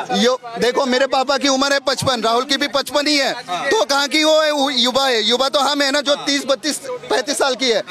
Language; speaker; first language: Hindi; non-native, local second language; Bangla